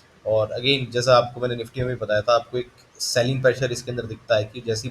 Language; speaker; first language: Hindi; native; Hindi